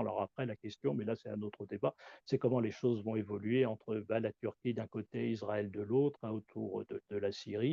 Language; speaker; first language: French; native; French